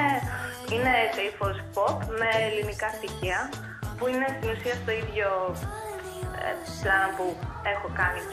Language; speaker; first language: Greek; early bilingual, heritage; Greek